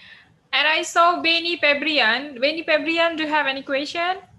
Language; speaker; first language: English; non-native, fluent; Indonesian